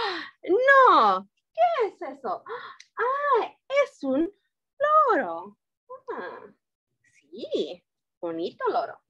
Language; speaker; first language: Spanish; early bilingual, other home language; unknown